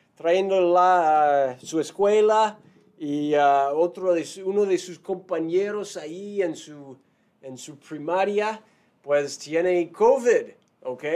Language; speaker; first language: Spanish; non-native, fluent; English